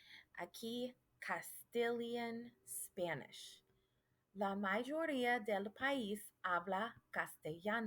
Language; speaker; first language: Spanish; non-native, fluent; English